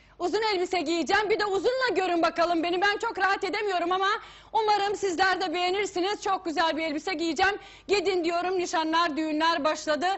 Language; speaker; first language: Turkish; native; Turkish